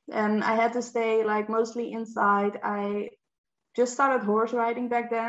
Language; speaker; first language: English; non-native, fluent; Dutch